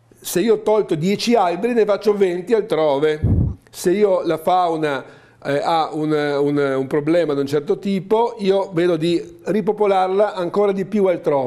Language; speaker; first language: Italian; native; Italian